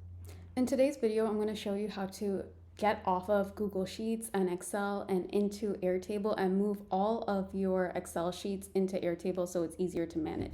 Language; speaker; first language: English; native; English